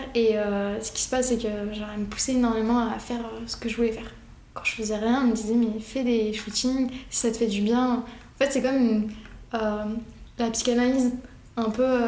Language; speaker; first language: French; early bilingual, other home language; Arabic